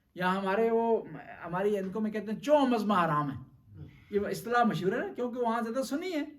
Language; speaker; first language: Urdu; non-native, local second language; Punjabi